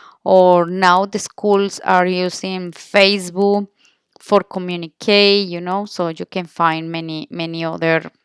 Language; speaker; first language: English; non-native, learner; Spanish